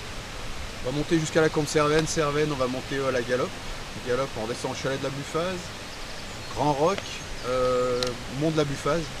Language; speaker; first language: French; native; French